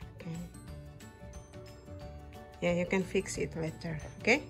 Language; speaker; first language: English; non-native, learner; Indonesian